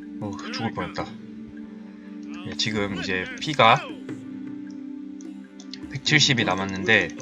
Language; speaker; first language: Korean; native; Korean